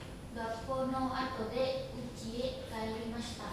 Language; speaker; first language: Japanese; non-native, learner; Indonesian